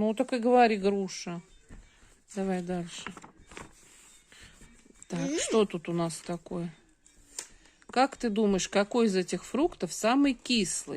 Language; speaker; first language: Russian; native; Russian